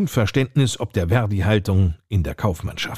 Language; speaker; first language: German; native; German